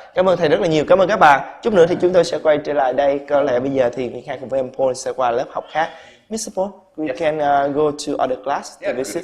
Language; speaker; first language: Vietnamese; native; Vietnamese